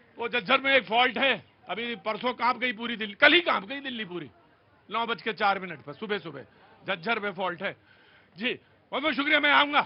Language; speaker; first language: Hindi; native; Hindi